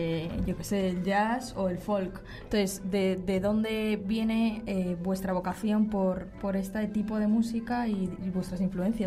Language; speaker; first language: Spanish; native; Spanish